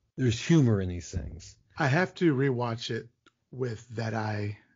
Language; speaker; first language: English; native; English